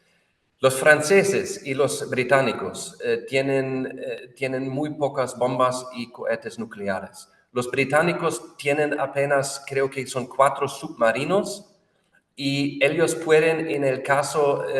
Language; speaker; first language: Spanish; non-native, fluent; German